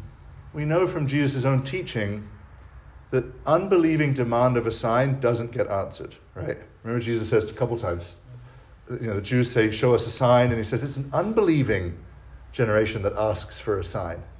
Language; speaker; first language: English; native; English